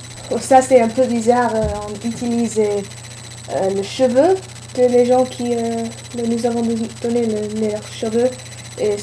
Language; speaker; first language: French; non-native, learner; English